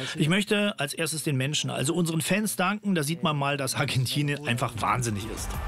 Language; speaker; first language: German; native; German